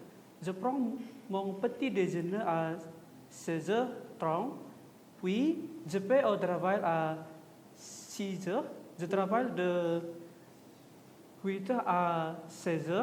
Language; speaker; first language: French; non-native, learner; Indonesian